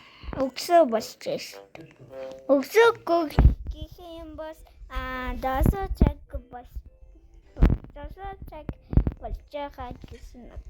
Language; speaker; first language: Mongolian; early bilingual, heritage; Mongolian